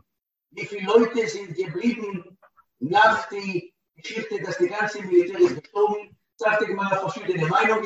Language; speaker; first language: German; non-native, learner; Hebrew